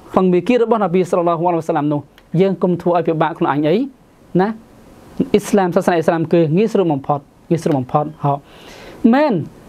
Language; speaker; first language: Khmer; non-native, local second language; Western Cham